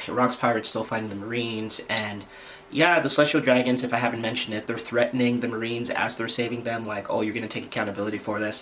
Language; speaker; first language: English; native; English